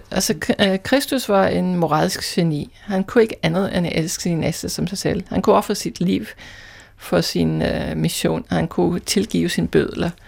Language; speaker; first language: Danish; non-native, fluent; English